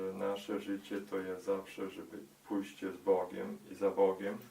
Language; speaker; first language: Polish; early bilingual, heritage; Polish